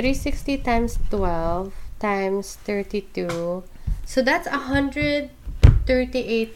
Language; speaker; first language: English; non-native, local second language; Filipino